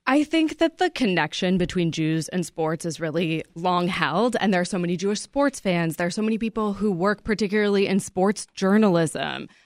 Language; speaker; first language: English; native; English